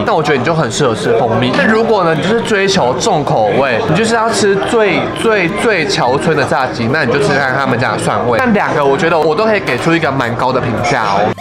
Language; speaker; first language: Chinese; native; Chinese